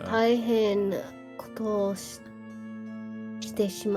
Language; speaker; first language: Japanese; non-native, learner; English